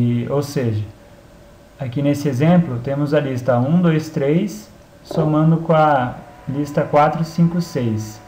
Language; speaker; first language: Portuguese; native; Portuguese